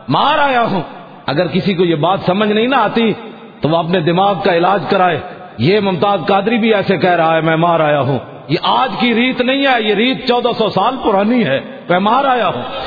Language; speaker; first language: Urdu; native; Urdu